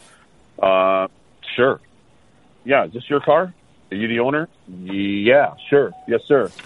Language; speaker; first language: English; native; English